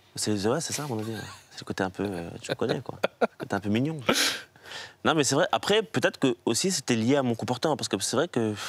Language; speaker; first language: French; native; French